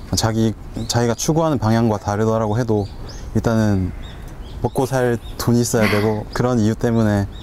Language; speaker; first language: Korean; native; Korean